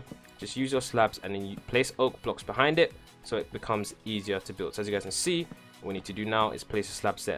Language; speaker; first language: English; native; English